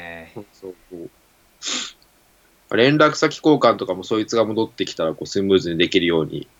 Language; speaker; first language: Japanese; native; Japanese